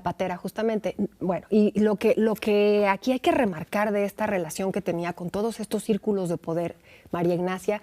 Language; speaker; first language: Spanish; native; Spanish